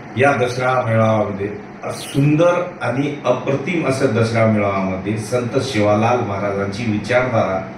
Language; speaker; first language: Marathi; non-native, local second language; Lambadi